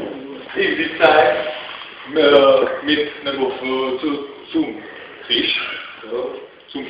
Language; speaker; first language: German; non-native, learner; Czech